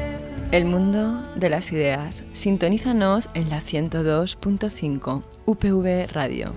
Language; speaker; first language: Spanish; native; Spanish